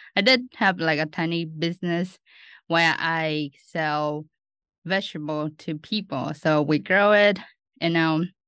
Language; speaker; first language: English; non-native, fluent; Vietnamese